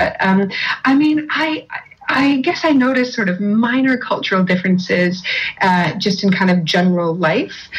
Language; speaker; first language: English; native; English